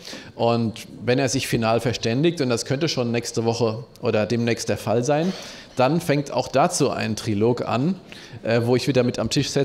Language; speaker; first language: German; native; German